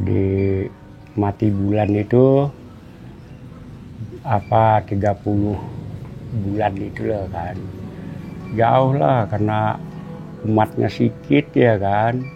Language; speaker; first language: Indonesian; non-native, local second language; Balinese